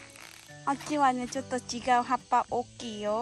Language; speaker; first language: Japanese; non-native, learner; Thai